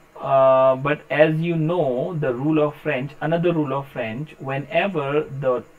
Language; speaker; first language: English; non-native, local second language; Hindi